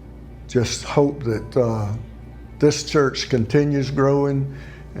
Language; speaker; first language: English; native; English